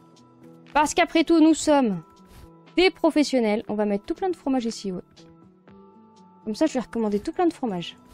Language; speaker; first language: French; native; French